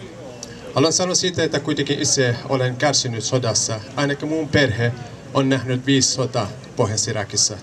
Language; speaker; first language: Finnish; non-native, learner; Kurdish